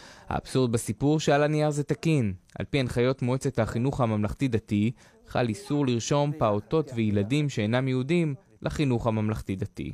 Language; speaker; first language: Hebrew; native; Hebrew